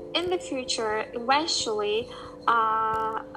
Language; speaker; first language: English; non-native, fluent; Uzbek